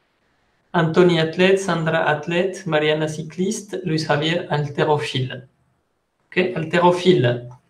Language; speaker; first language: French; non-native, fluent; Spanish